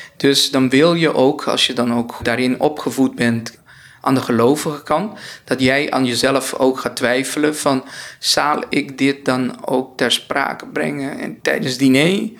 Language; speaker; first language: Dutch; non-native, local second language; Papiamento